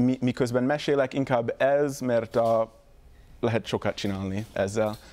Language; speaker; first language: Hungarian; non-native, fluent; English